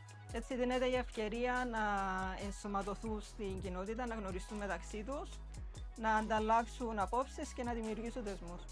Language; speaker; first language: Greek; native; Greek